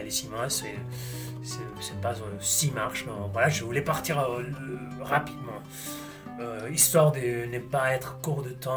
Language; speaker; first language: French; non-native, fluent; Spanish